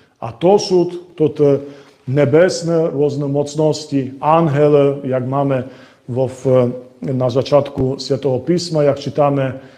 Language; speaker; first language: Slovak; non-native, local second language; Rusyn